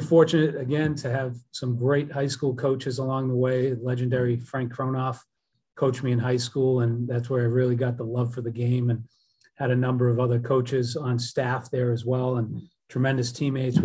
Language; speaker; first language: English; native; English